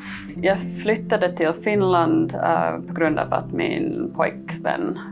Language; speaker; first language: Swedish; non-native, fluent; English